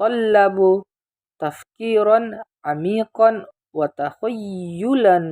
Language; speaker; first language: Arabic; non-native, learner; Indonesian